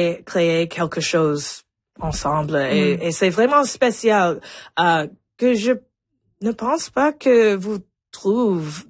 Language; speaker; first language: French; non-native, local second language; English